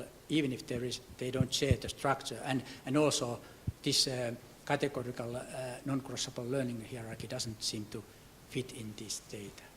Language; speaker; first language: English; non-native, fluent; Finnish